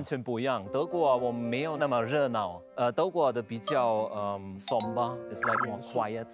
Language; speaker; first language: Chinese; non-native, learner; German